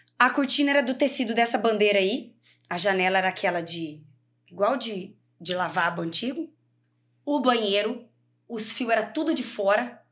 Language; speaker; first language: Portuguese; native; Portuguese